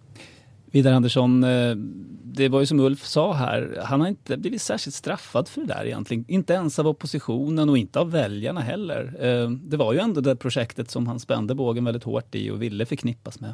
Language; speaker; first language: Swedish; native; Swedish